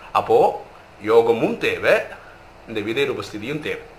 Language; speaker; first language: Tamil; native; Tamil